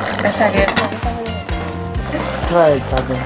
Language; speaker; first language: Korean; non-native, learner; Bangla